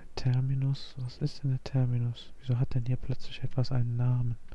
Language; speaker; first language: German; native; German